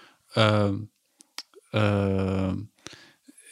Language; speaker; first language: English; non-native, learner; Ukrainian